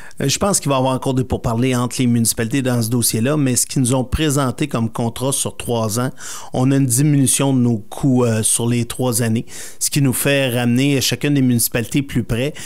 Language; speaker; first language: French; native; French